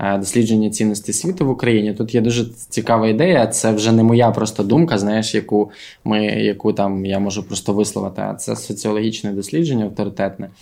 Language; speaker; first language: Ukrainian; non-native, local second language; Russian